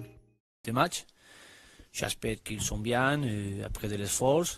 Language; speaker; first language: French; non-native, learner; Spanish